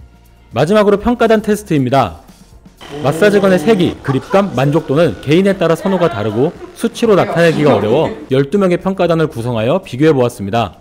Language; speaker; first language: Korean; native; Korean